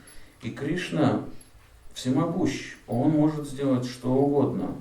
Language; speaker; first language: Russian; native; Russian